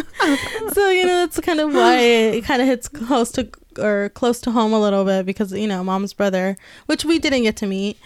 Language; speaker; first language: English; early bilingual, other home language; Spanish